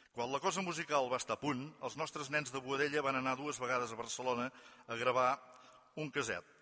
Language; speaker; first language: Catalan; native; Catalan